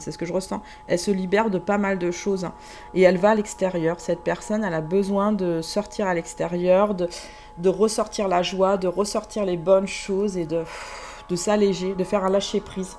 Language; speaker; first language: French; native; French